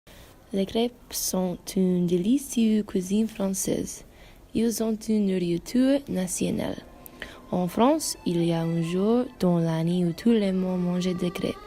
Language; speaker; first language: French; non-native, learner; English